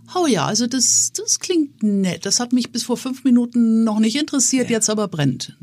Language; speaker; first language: German; native; German